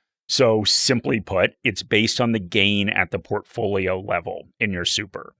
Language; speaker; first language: English; native; English